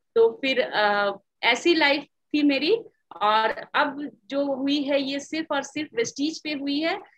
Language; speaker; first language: Hindi; native; Hindi